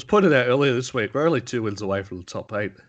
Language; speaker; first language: English; native; English